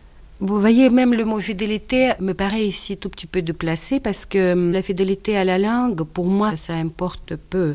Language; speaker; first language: French; non-native, fluent; Russian